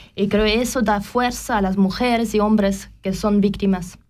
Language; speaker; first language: Spanish; non-native, learner; German